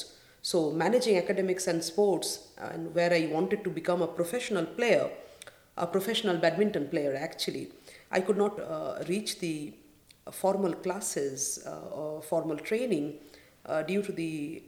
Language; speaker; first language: English; non-native, local second language; Bangla